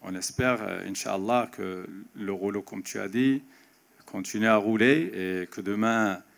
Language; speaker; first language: French; non-native, local second language; Arabic